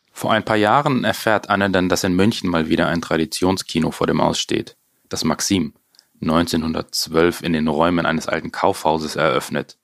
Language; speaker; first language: German; native; German